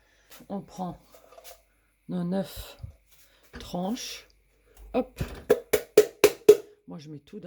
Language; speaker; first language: French; native; French